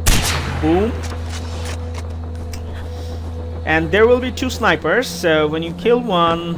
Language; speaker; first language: English; non-native, fluent; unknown